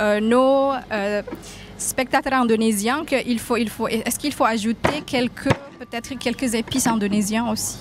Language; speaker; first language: French; non-native, fluent; Indonesian